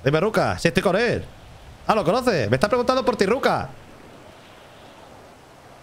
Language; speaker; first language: Spanish; native; Spanish